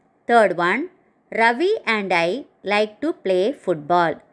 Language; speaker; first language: English; non-native, local second language; Tamil